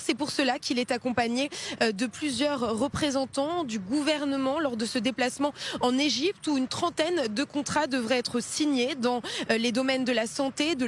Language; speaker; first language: French; native; French